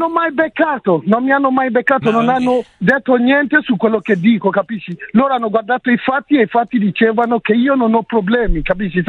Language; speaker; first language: Italian; early bilingual, other home language; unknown